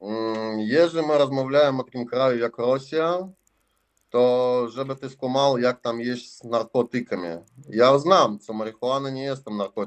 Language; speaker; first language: Polish; non-native, learner; Russian